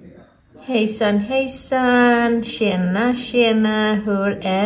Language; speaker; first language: Swedish; non-native, fluent; Bangla